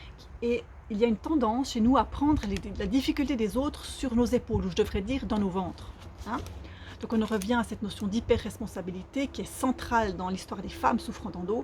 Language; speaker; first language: French; native; French